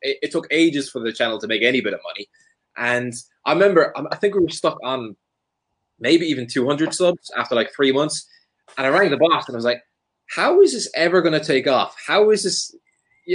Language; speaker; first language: English; native; English